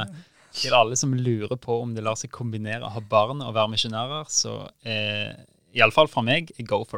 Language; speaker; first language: Norwegian; native; Norwegian